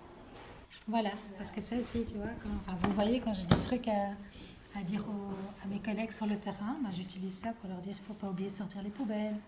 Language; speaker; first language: French; native; French